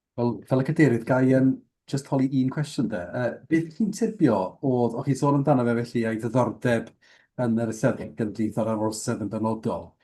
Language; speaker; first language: Welsh; native; Welsh